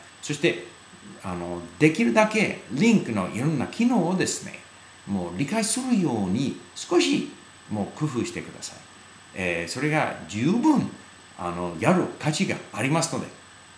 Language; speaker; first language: Japanese; non-native, fluent; English